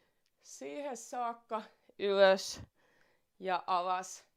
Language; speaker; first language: Finnish; native; Finnish